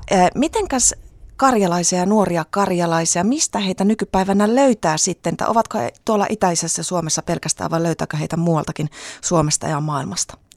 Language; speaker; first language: Finnish; native; Finnish